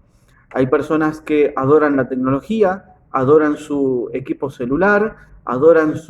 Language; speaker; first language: Spanish; native; Spanish